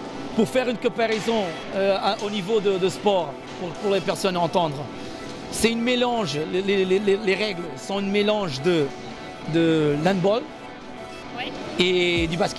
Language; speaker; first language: French; non-native, learner; Portuguese